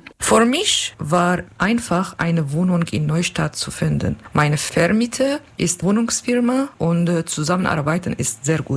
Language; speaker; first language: German; non-native, learner; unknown